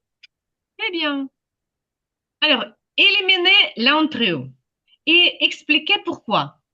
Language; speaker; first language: French; non-native, fluent; Ukrainian